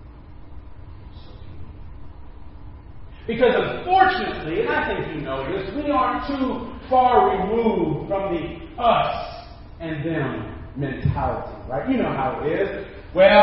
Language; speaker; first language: English; native; English